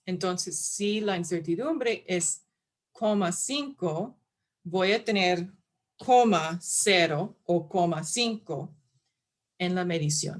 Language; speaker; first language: Spanish; non-native, fluent; English